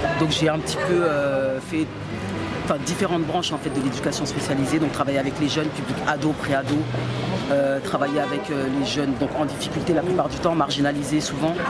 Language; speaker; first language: French; early bilingual, other home language; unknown